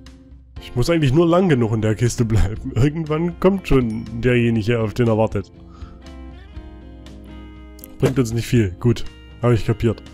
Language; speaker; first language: German; native; German